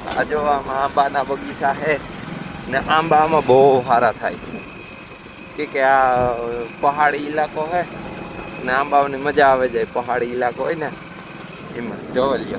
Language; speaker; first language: Gujarati; native; Gujarati